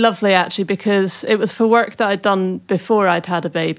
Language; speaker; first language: English; native; English